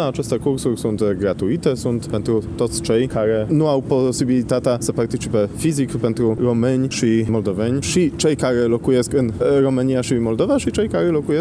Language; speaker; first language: Romanian; non-native, fluent; Polish